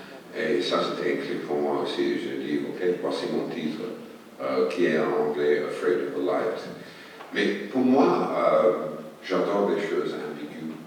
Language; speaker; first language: French; non-native, fluent; English